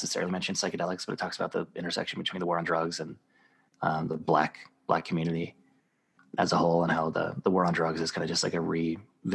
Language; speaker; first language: English; native; English